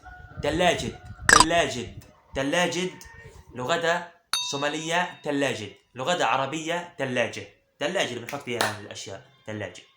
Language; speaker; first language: Arabic; early bilingual, other home language; Somali